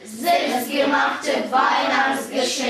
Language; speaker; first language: German; non-native, learner; Russian